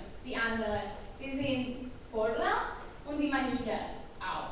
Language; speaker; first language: German; non-native, learner; Catalan